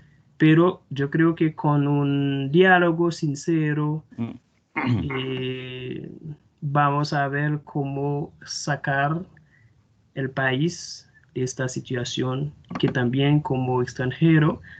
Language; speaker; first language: Spanish; non-native, fluent; Haitian Creole